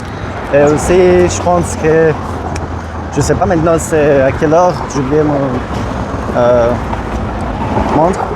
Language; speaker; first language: French; non-native, learner; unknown